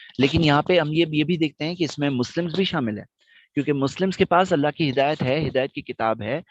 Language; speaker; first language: Urdu; non-native, local second language; Gujarati